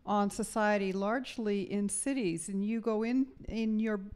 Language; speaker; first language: English; native; English